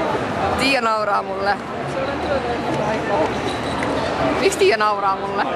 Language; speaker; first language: Finnish; native; Finnish